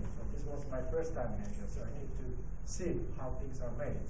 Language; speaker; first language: English; non-native, learner; Italian